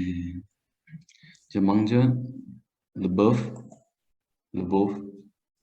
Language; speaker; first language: French; non-native, learner; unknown